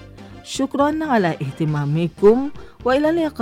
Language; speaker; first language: Arabic; non-native, fluent; Indonesian